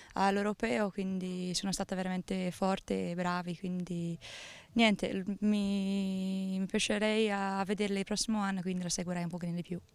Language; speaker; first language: Italian; non-native, fluent; English